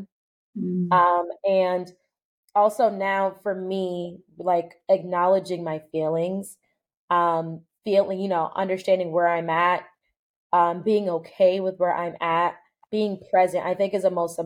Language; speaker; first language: English; native; English